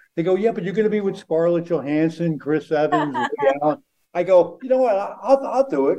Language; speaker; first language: English; native; English